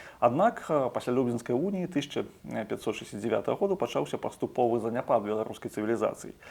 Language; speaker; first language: Belarusian; native; Belarusian